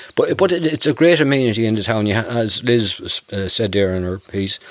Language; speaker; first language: English; native; English